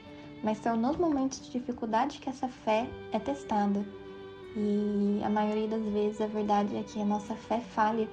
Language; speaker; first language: Portuguese; native; Portuguese